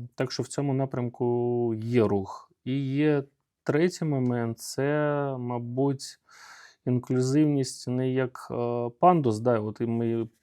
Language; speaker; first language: Ukrainian; native; Ukrainian